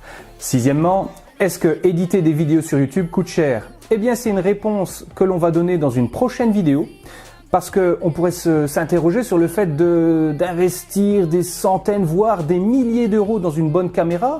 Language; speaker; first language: French; native; French